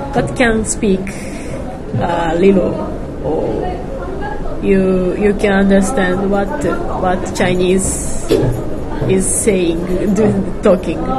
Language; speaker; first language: English; non-native, learner; Japanese